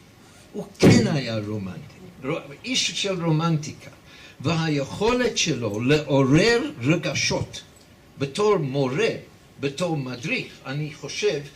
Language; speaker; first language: Hebrew; non-native, fluent; English